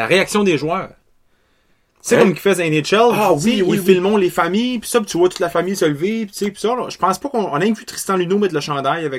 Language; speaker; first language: French; native; French